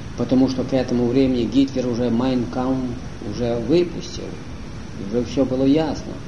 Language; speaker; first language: Russian; non-native, local second language; Ukrainian